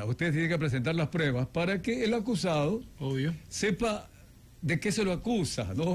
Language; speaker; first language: Spanish; native; Spanish